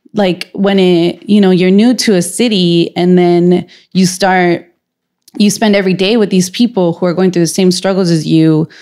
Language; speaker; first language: English; native; English